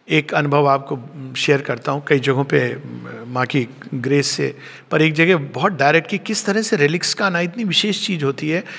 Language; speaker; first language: Hindi; native; Hindi